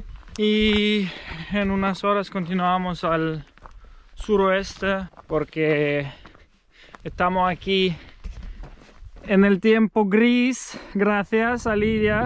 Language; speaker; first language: Spanish; non-native, fluent; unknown